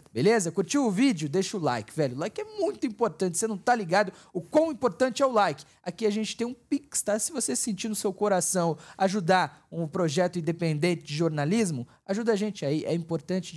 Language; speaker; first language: Portuguese; native; Portuguese